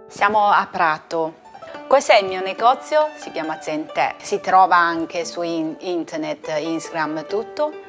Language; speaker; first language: Italian; non-native, learner; Chinese